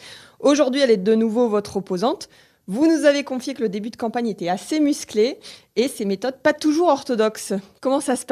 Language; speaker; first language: French; native; French